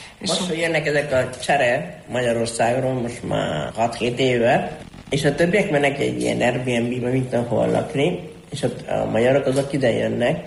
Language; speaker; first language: Hungarian; early bilingual, heritage; Hungarian